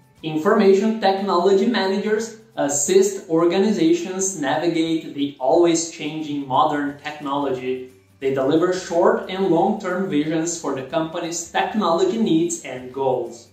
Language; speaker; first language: English; non-native, fluent; Portuguese